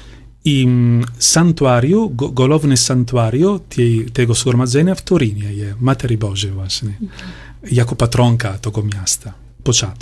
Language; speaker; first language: Polish; non-native, learner; Italian